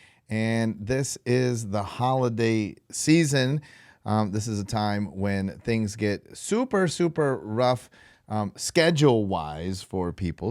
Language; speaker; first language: English; native; English